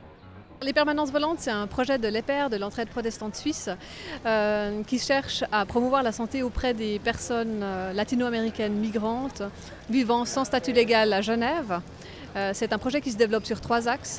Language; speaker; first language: French; native; French